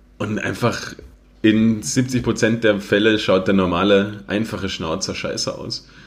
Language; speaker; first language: German; native; German